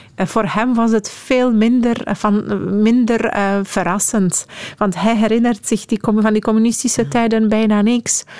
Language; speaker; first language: Dutch; non-native, fluent; Polish